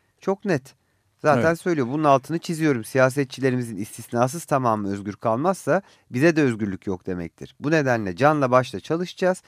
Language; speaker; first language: Turkish; native; Turkish